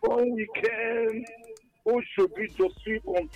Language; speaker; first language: French; non-native, learner; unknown